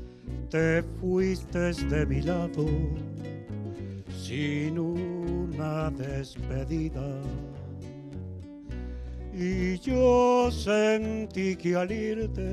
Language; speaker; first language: Spanish; native; Spanish